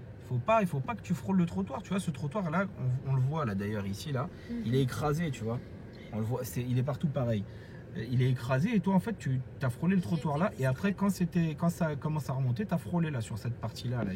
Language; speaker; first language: French; native; French